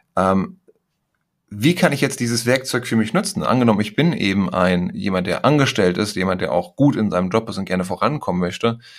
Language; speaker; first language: German; native; German